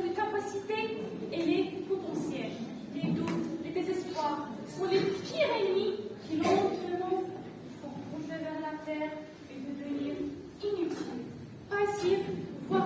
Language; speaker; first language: French; non-native, local second language; Arabic